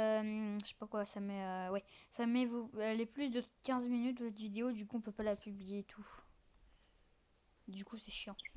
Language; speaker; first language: French; native; French